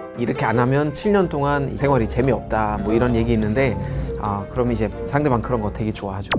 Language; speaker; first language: Korean; non-native, fluent; German